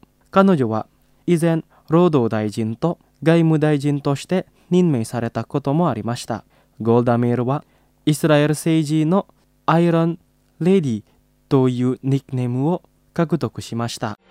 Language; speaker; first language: Japanese; non-native, fluent; Indonesian